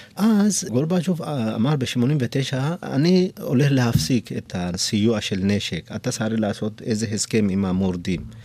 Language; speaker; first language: Hebrew; non-native, fluent; Amharic